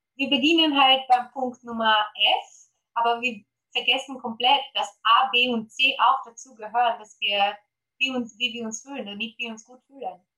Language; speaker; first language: German; non-native, fluent; Polish